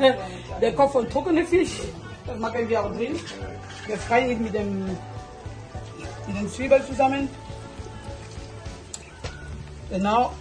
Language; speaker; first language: German; non-native, fluent; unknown